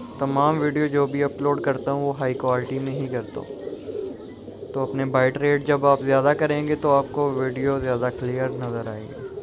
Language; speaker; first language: Urdu; non-native, local second language; Punjabi